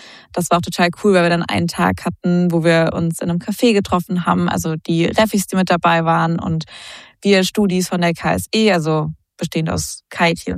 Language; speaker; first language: German; native; German